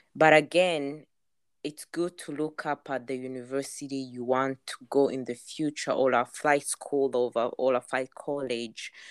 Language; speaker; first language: English; non-native, local second language; Kinyarwanda